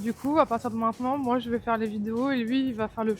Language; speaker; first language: French; native; French